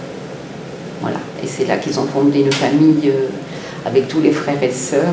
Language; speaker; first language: French; early bilingual, other home language; Italian